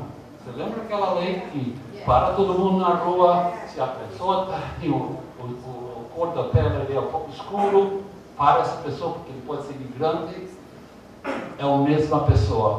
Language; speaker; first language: Portuguese; early bilingual, heritage; Portuguese